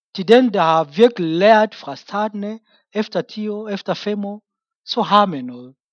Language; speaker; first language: Danish; non-native, fluent; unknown